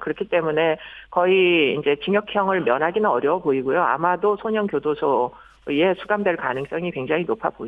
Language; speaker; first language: Korean; native; Korean